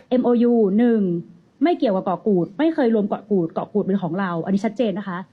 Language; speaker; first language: Thai; native; Thai